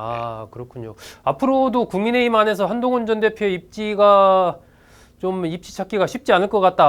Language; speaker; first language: Korean; native; Korean